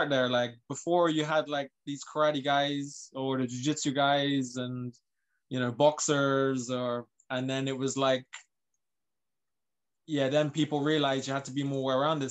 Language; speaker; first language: English; native; English